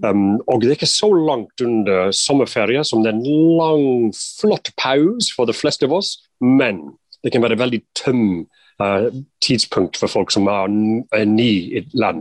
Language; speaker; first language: Norwegian; non-native, fluent; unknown